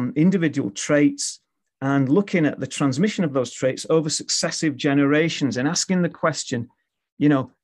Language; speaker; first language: English; native; English